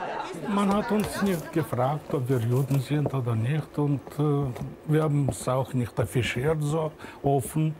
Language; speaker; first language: German; non-native, fluent; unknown